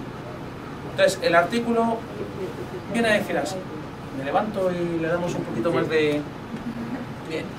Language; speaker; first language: Spanish; native; Spanish